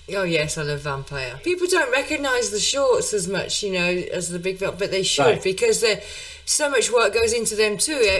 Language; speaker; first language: English; native; English